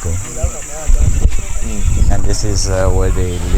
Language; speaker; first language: English; non-native, fluent; Japanese